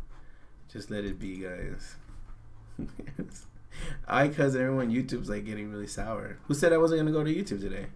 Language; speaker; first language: English; native; English